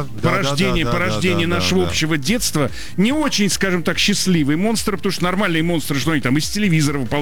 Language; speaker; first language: Russian; native; Russian